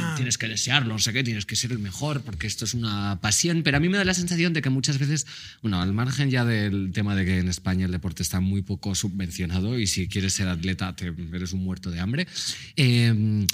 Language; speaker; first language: Spanish; native; Spanish